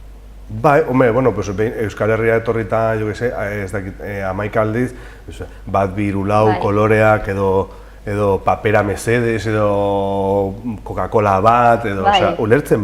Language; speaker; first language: Basque; non-native, local second language; Spanish